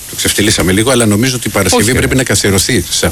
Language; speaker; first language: Greek; native; Greek